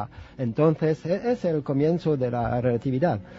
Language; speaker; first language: Spanish; non-native, fluent; French